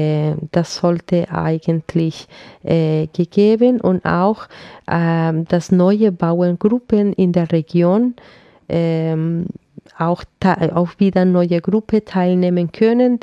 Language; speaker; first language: German; non-native, fluent; Spanish